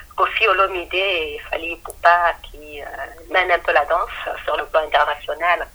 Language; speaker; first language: French; non-native, local second language; Lingala